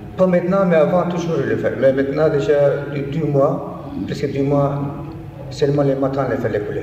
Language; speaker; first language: French; non-native, learner; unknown